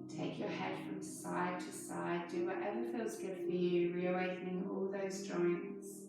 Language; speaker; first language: English; native; English